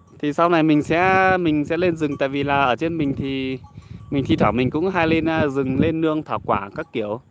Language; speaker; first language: Vietnamese; non-native, local second language; Iu Mien